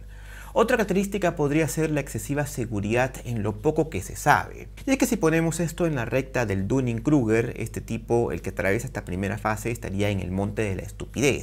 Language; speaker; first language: Spanish; native; Spanish